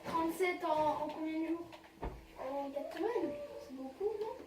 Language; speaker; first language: French; native; French